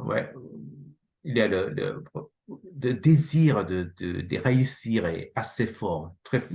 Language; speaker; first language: French; non-native, fluent; Japanese